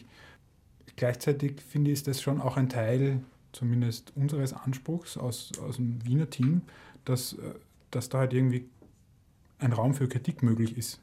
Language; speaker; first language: German; native; German